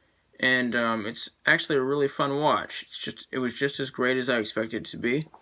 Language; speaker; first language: English; native; English